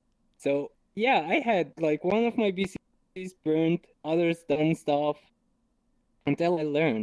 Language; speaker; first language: English; non-native, fluent; Arabic